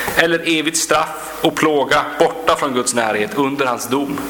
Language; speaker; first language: Swedish; native; Swedish